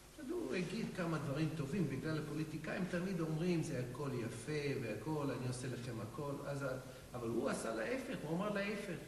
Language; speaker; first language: Hebrew; non-native, fluent; English